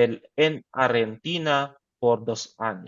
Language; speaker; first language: Spanish; non-native, learner; Filipino